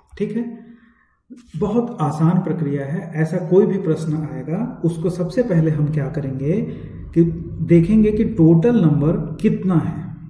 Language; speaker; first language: Hindi; native; Hindi